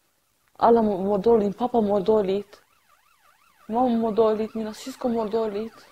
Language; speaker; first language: Swedish; early bilingual, other home language; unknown